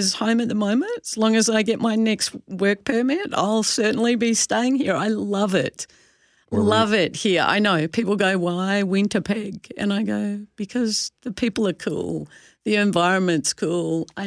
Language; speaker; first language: English; native; English